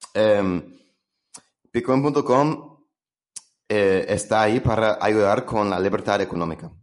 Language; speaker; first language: Spanish; non-native, fluent; English